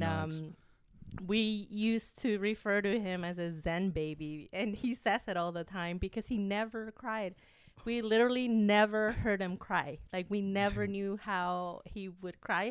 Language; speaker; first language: English; non-native, fluent; Spanish